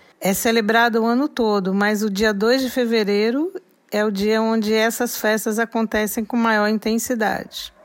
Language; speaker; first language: Portuguese; native; Portuguese